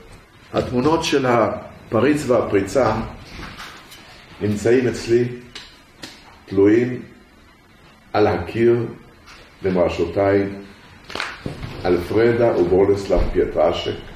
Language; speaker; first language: Hebrew; early bilingual, other home language; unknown